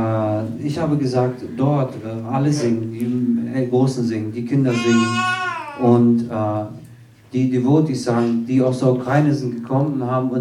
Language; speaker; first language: German; non-native, learner; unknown